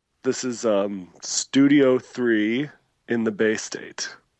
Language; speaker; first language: English; native; English